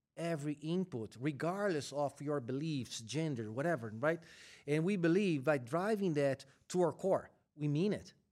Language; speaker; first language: English; non-native, fluent; Portuguese